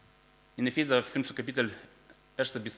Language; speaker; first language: German; early bilingual, other home language; Russian